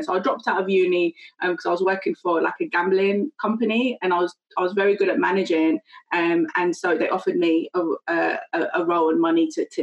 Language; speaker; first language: English; native; English